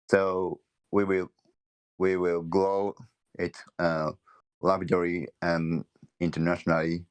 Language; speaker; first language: English; non-native, learner; Japanese